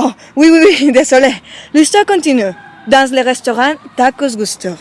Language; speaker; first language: French; non-native, learner; Spanish